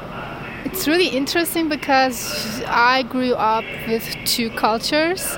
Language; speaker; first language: English; non-native, learner; Turkish